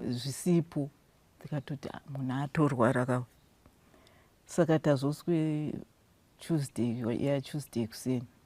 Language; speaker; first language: Shona; non-native, local second language; North Ndebele